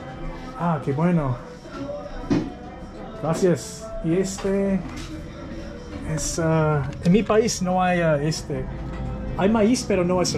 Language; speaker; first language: Spanish; non-native, learner; English